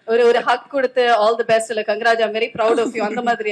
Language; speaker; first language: Tamil; native; Tamil